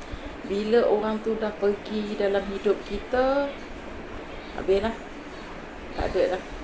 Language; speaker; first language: Malay; native; Malay